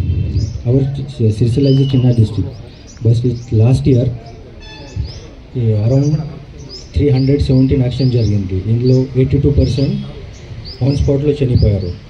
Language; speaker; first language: Telugu; non-native, learner; Hindi